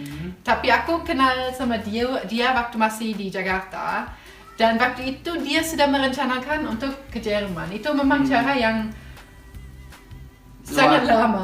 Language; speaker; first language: Indonesian; non-native, fluent; German